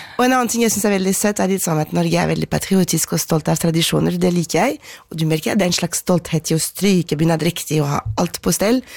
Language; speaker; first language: Norwegian; non-native, fluent; French